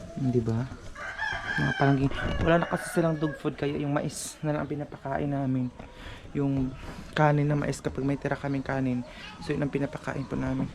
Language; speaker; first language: Filipino; non-native, local second language; Cebuano